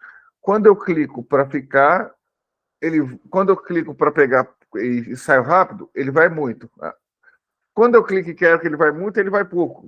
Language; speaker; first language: Portuguese; native; Portuguese